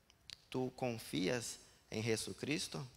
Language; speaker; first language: Spanish; non-native, learner; Portuguese